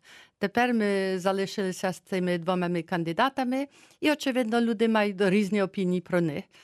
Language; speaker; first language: Ukrainian; early bilingual, heritage; Ukrainian